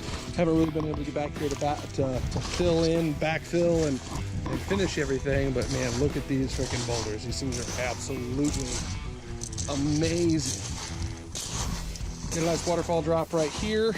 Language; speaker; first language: English; native; English